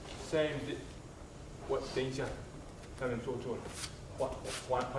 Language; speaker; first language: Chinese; non-native, learner; French